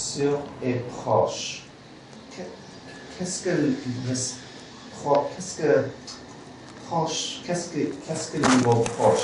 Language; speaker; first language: French; non-native, learner; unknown